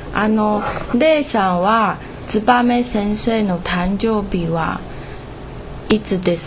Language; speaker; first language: Japanese; non-native, learner; Chinese